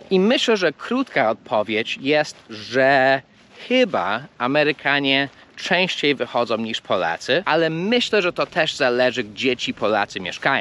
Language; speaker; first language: Polish; early bilingual, heritage; Polish